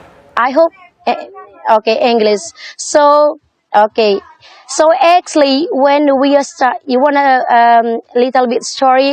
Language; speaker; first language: English; non-native, learner; Indonesian